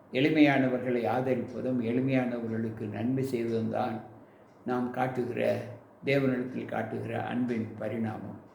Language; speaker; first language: Tamil; native; Tamil